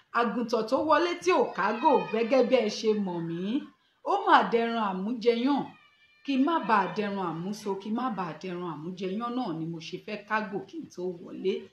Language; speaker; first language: Yoruba; native; Yoruba